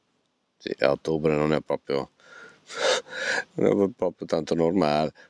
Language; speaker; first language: Italian; native; Italian